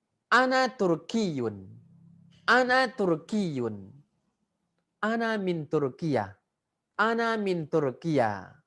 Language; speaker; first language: Arabic; non-native, fluent; Indonesian